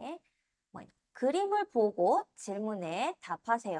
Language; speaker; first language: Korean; non-native, fluent; Spanish